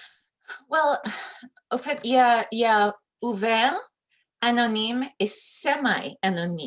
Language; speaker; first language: French; early bilingual, heritage; English